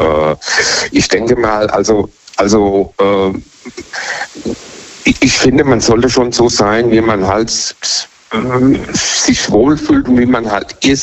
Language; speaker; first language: German; native; German